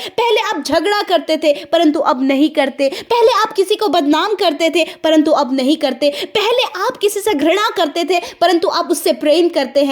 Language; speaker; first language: Hindi; native; Hindi